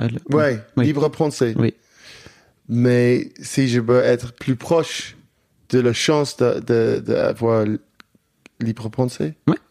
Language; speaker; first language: French; non-native, learner; English